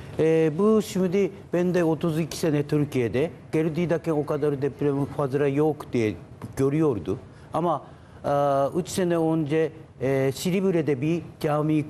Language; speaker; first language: Turkish; non-native, learner; Japanese